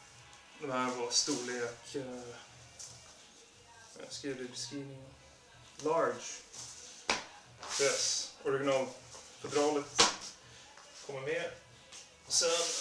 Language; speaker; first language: Swedish; non-native, local second language; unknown